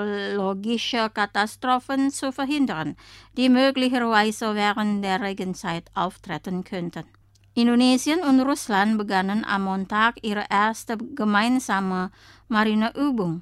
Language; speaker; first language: German; non-native, fluent; Indonesian